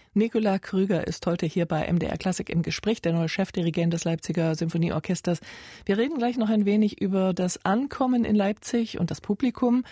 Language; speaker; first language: German; native; German